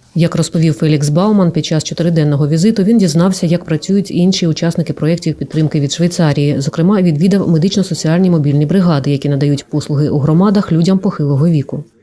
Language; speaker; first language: Ukrainian; native; Ukrainian